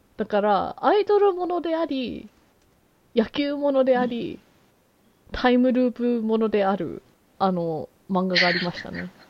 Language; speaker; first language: Japanese; native; Japanese